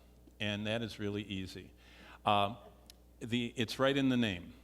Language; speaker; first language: English; native; English